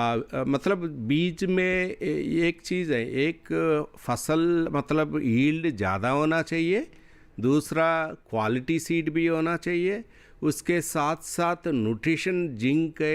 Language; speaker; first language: Hindi; non-native, local second language; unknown